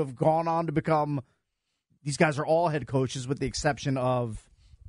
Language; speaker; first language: English; native; English